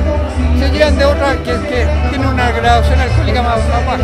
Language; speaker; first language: Spanish; native; Spanish